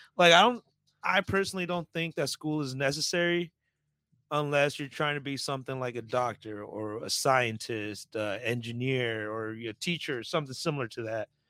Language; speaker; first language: English; early bilingual, other home language; Spanish